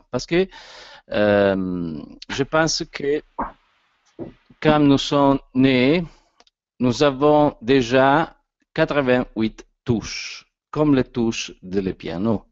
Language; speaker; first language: French; non-native, learner; Italian